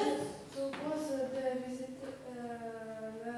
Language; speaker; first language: French; non-native, learner; Russian